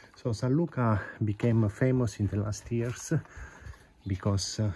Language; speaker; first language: English; non-native, fluent; Italian